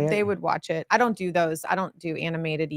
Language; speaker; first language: English; native; English